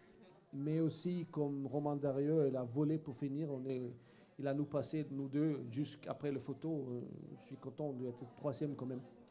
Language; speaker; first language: French; non-native, fluent; Swedish